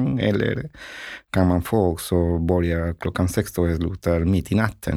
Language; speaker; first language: Swedish; non-native, learner; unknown